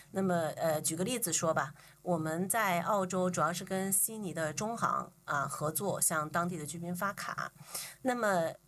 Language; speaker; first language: Chinese; native; Chinese